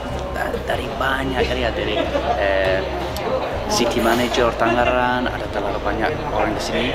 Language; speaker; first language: Indonesian; non-native, learner; English